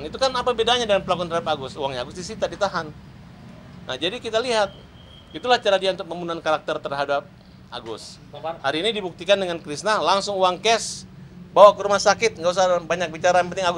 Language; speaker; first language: Indonesian; native; Indonesian